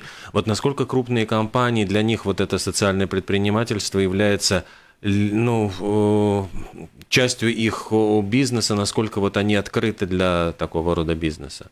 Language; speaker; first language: Russian; native; Russian